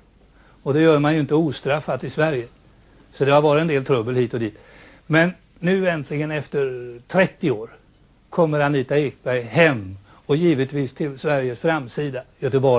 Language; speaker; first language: Swedish; native; Swedish